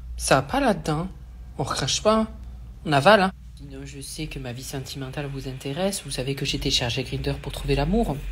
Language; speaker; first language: French; early bilingual, other home language; Portuguese